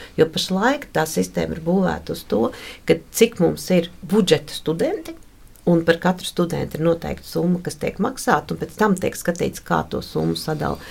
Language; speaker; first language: Latvian; native; Latvian